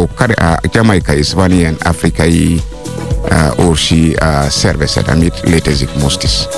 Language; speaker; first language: Hungarian; non-native, fluent; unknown